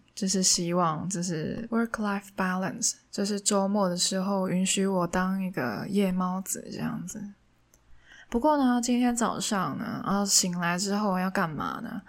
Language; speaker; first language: Chinese; non-native, local second language; Cantonese